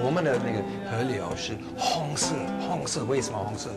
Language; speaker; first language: Chinese; non-native, learner; English